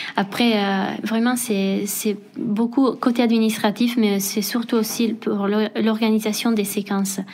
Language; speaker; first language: French; non-native, fluent; Italian